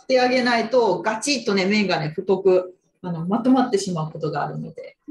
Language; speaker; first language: Japanese; native; Japanese